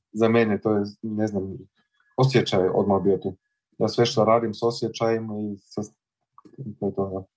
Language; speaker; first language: Serbian; early bilingual, heritage; Croatian